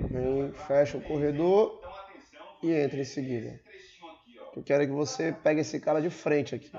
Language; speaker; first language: Portuguese; native; Portuguese